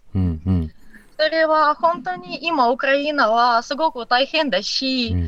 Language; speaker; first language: Japanese; non-native, learner; Ukrainian